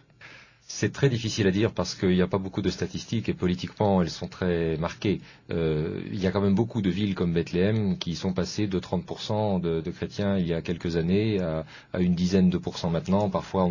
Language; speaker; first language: French; native; French